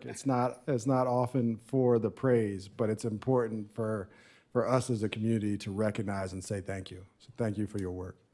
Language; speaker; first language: English; native; English